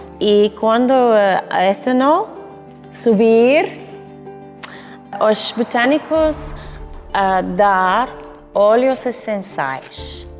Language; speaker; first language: Portuguese; non-native, learner; English